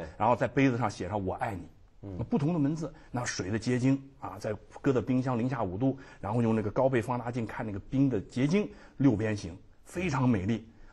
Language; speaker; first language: Chinese; native; Chinese